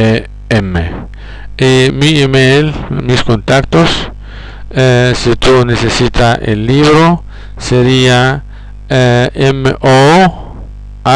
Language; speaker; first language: Spanish; non-native, fluent; Arabic